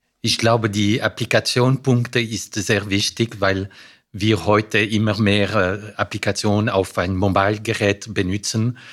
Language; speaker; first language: German; non-native, fluent; French